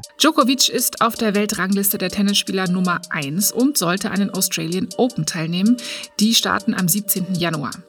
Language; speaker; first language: German; native; German